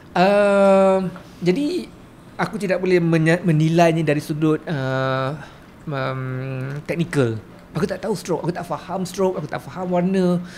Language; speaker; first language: Malay; native; Malay